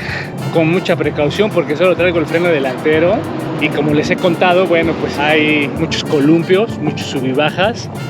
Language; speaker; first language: Spanish; native; Spanish